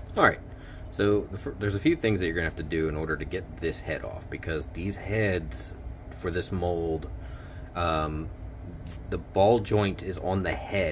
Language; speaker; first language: English; native; English